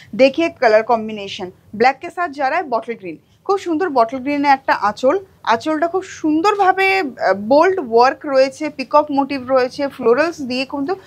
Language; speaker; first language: Hindi; non-native, local second language; Bangla